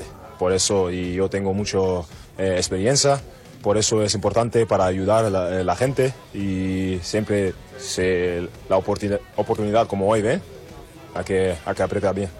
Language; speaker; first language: Spanish; non-native, learner; German